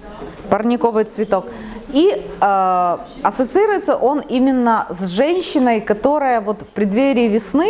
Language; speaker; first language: Russian; native; Russian